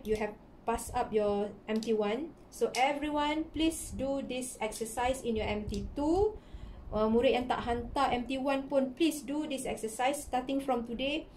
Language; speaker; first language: English; non-native, local second language; Malay